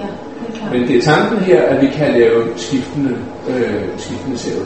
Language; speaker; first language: Danish; native; Danish